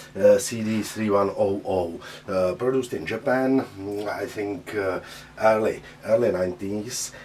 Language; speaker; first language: English; non-native, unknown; Czech